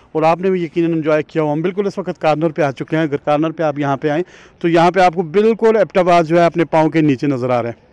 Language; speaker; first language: Urdu; non-native, local second language; Northern Hindko